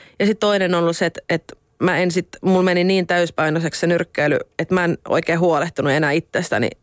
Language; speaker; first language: Finnish; non-native, local second language; Swedish